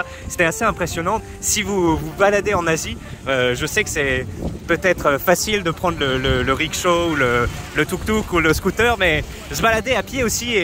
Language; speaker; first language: French; native; French